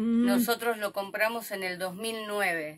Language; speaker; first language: Portuguese; non-native, learner; Spanish